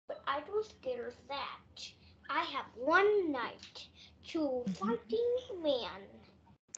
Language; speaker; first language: English; non-native, learner; Vietnamese